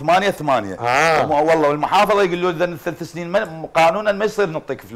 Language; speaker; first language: Arabic; native; Arabic